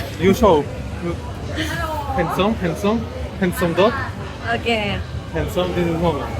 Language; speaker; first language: English; non-native, learner; Polish